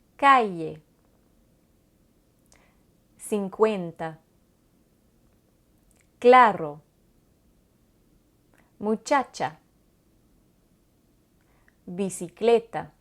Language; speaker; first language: Spanish; non-native, fluent; French